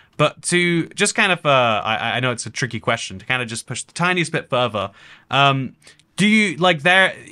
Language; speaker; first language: English; native; English